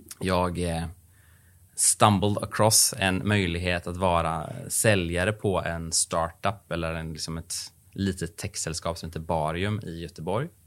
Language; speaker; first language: Swedish; native; Swedish